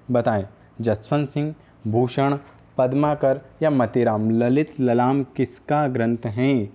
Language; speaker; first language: Hindi; native; Hindi